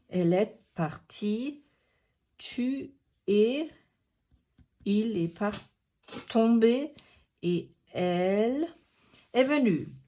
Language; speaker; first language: French; non-native, fluent; German